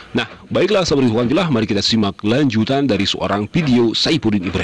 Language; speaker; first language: Indonesian; native; Indonesian